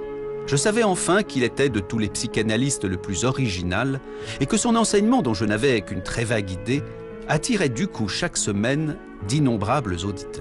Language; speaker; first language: French; native; French